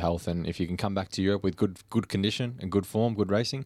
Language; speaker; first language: English; native; English